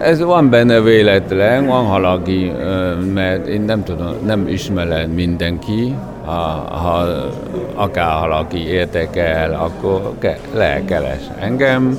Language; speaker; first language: Hungarian; non-native, learner; Chinese